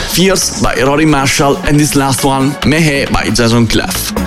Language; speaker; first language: English; non-native, fluent; Italian